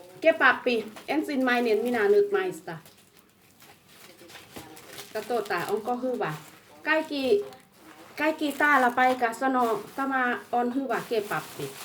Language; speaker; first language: Finnish; non-native, learner; Thai